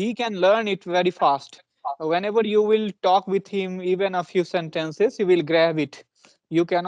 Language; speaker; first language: English; non-native, local second language; Punjabi